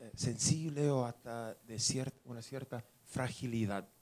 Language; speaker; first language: Spanish; non-native, fluent; English